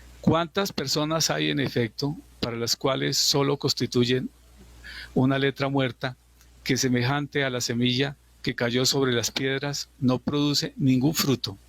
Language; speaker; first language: Spanish; native; Spanish